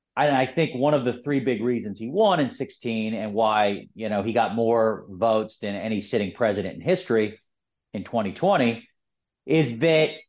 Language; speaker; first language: English; native; English